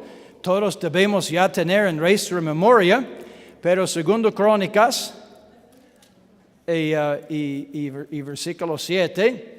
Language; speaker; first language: Spanish; non-native, learner; English